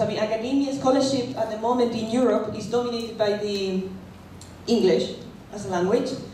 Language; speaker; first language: English; non-native, fluent; Spanish